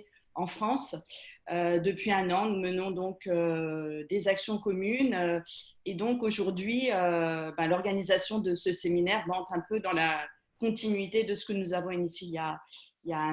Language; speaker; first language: French; native; French